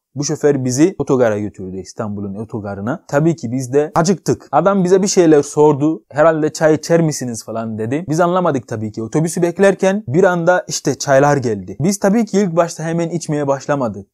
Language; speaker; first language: Turkish; non-native, fluent; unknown